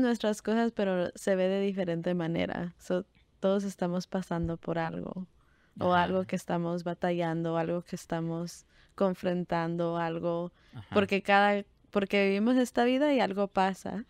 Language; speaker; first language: Spanish; early bilingual, heritage; Spanish